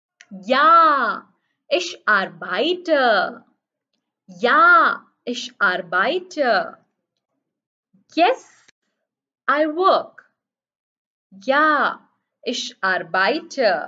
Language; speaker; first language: German; non-native, learner; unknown